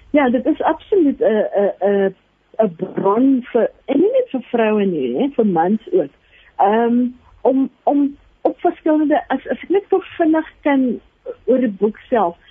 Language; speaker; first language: Afrikaans; native; Afrikaans